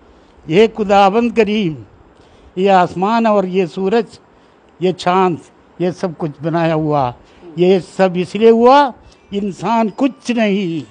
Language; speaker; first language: Hindi; non-native, local second language; Malayalam